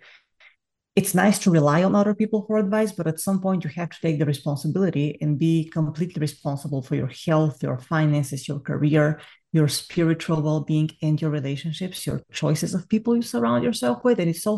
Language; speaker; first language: English; non-native, fluent; Bulgarian